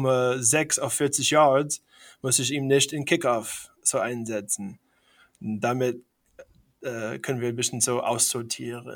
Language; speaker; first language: German; non-native, fluent; English